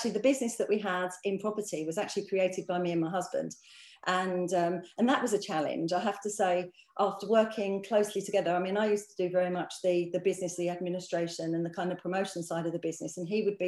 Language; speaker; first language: English; native; English